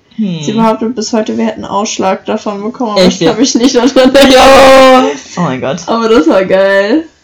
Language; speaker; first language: German; native; German